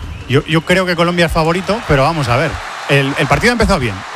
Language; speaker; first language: Spanish; native; Spanish